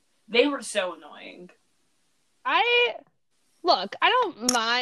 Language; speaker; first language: English; native; English